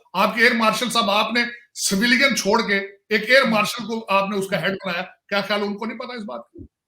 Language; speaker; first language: Urdu; non-native, local second language; Punjabi